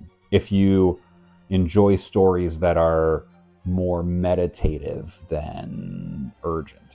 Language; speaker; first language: English; native; English